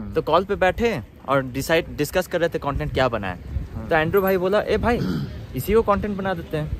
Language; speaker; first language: Hindi; native; Hindi